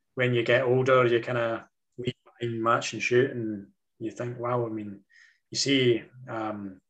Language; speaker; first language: English; native; English